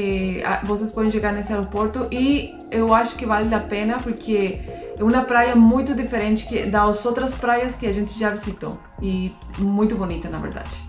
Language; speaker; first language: Portuguese; non-native, fluent; Spanish